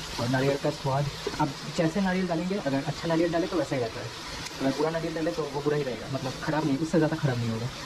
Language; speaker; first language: Hindi; non-native, local second language; Bangla